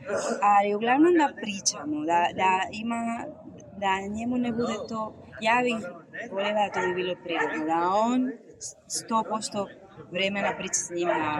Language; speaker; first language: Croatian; non-native, learner; Spanish